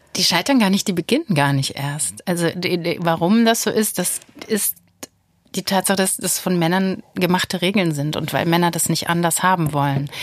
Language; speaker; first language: German; native; German